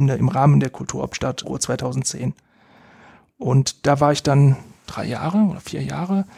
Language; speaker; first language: German; native; German